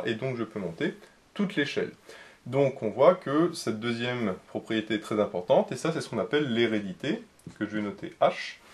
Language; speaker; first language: French; native; French